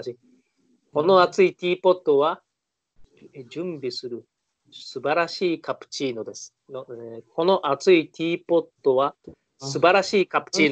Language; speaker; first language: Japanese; non-native, learner; Spanish